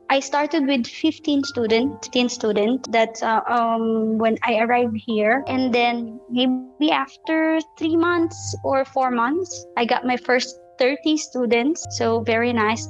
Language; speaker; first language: English; non-native, local second language; Filipino